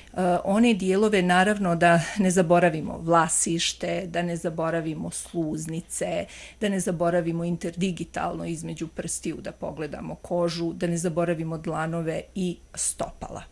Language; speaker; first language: Croatian; native; Croatian